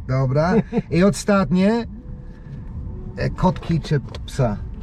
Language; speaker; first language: Polish; non-native, learner; English